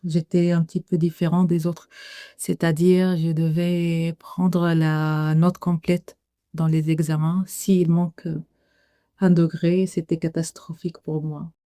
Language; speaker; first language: French; non-native, learner; Arabic